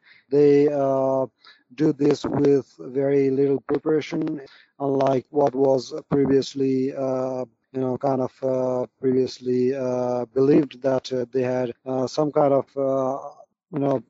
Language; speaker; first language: English; non-native, local second language; Nepali